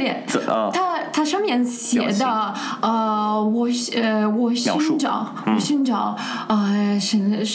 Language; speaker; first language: Chinese; non-native, fluent; Russian